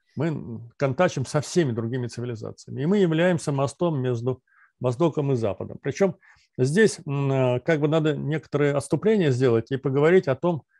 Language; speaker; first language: Russian; native; Russian